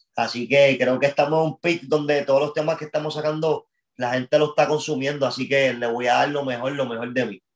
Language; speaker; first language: Spanish; native; Spanish